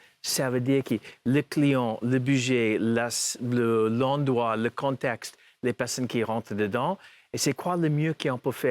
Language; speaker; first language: French; non-native, fluent; English